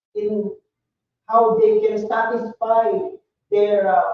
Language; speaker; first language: English; non-native, local second language; Filipino